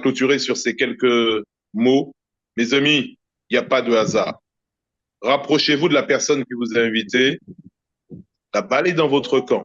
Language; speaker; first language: French; native; French